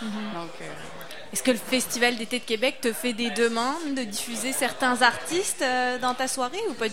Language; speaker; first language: French; native; French